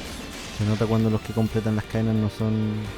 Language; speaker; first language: Spanish; native; Spanish